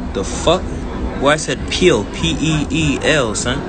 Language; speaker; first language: English; native; English